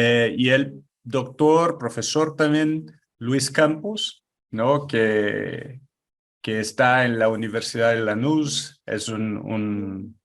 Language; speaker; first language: Spanish; non-native, fluent; Portuguese